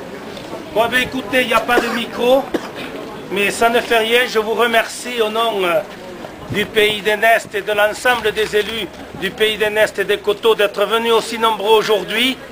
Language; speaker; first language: French; native; French